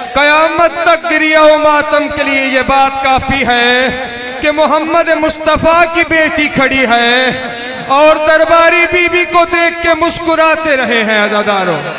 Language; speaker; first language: Urdu; non-native, local second language; Punjabi